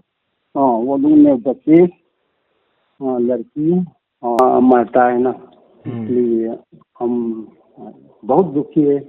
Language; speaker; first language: Hindi; non-native, local second language; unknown